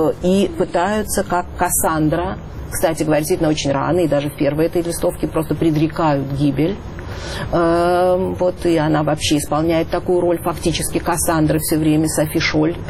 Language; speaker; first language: Russian; native; Russian